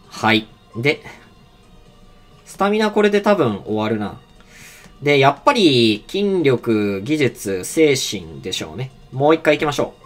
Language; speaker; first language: Japanese; native; Japanese